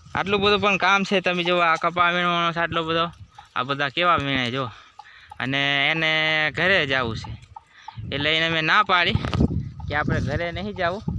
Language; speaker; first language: Gujarati; non-native, local second language; Bhili